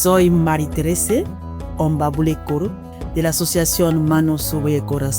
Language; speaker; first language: Spanish; non-native, fluent; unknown